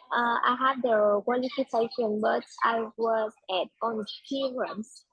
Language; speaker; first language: English; non-native, learner; Vietnamese